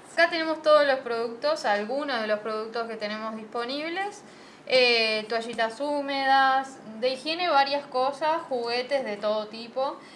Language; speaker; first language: Spanish; native; Spanish